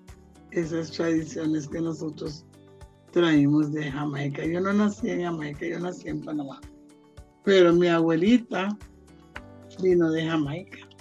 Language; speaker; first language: Spanish; non-native, local second language; Jamaican Creole English